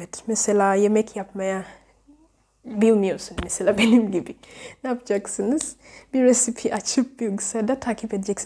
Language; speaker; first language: Turkish; non-native, learner; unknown